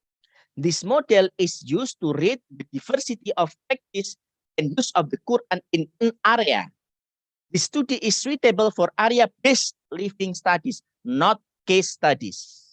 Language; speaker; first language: English; non-native, learner; Indonesian